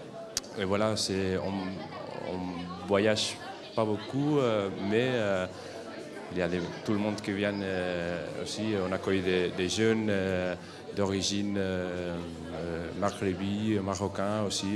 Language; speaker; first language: French; non-native, fluent; Catalan